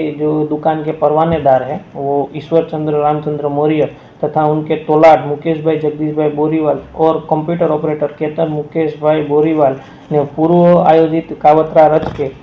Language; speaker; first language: Hindi; non-native, local second language; Gujarati